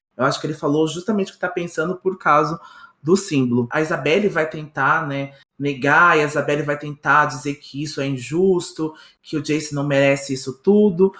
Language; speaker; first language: Portuguese; native; Portuguese